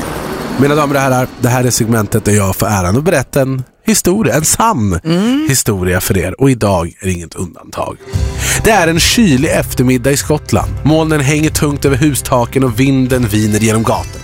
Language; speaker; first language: Swedish; native; Swedish